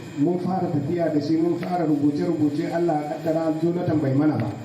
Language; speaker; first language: Hausa; non-native, local second language; Fula